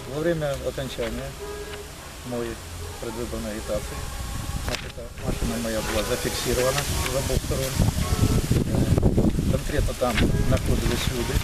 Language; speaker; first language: Russian; non-native, local second language; Ukrainian